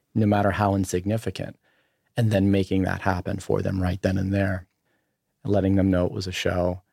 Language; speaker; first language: English; native; English